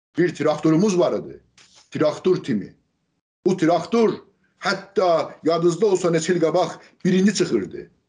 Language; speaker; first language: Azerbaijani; native; Azerbaijani